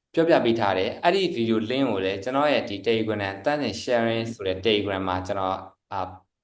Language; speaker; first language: Burmese; native; Burmese